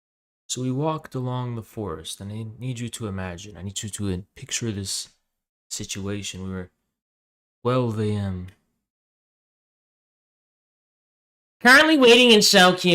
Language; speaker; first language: English; native; English